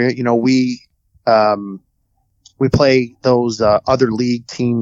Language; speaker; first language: English; native; English